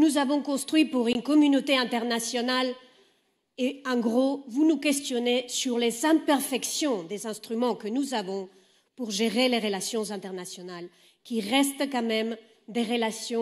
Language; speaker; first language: French; native; French